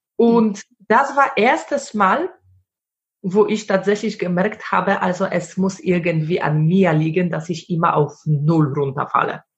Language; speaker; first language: German; non-native, fluent; Polish